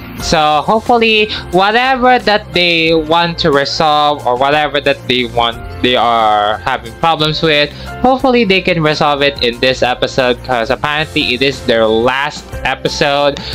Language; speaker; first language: English; non-native, local second language; Filipino